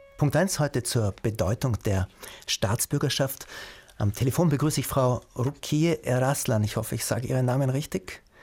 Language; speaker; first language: German; native; German